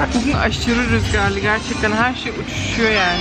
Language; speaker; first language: Turkish; early bilingual, other home language; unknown